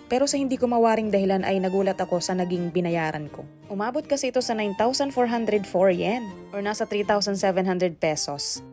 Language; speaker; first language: Filipino; native; Filipino